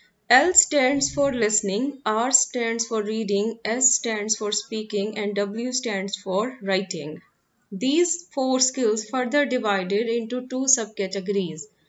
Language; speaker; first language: English; non-native, local second language; Urdu